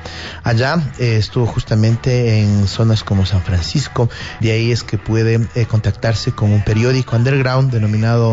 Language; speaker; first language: Spanish; native; Spanish